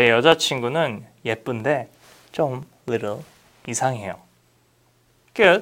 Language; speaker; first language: Korean; non-native, fluent; English